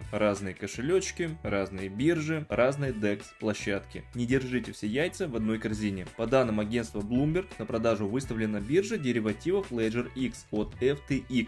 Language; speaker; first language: Russian; native; Russian